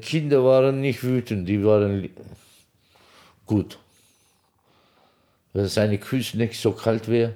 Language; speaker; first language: German; non-native, fluent; Turkish